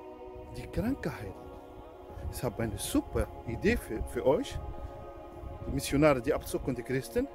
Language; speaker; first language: German; non-native, fluent; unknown